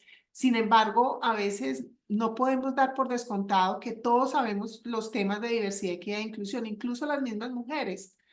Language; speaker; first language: Spanish; native; Spanish